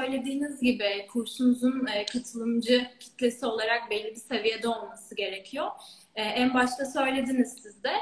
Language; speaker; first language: Turkish; native; Turkish